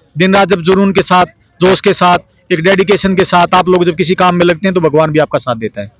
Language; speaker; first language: Hindi; native; Hindi